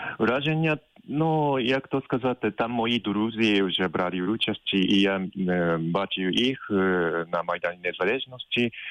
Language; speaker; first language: Ukrainian; non-native, fluent; Japanese